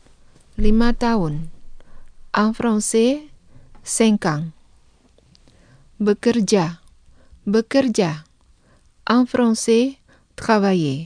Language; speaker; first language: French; non-native, fluent; Indonesian